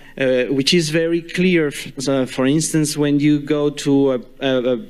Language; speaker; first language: English; non-native, fluent; Spanish